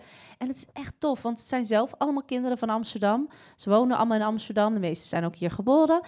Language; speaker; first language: Dutch; native; Dutch